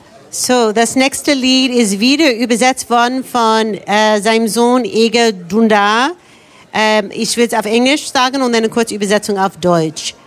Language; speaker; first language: German; non-native, learner; Turkish